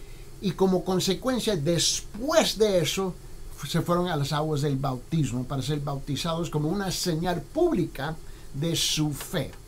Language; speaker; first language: Spanish; early bilingual, heritage; Spanish